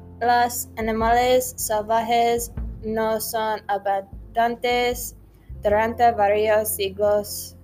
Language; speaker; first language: Spanish; non-native, learner; English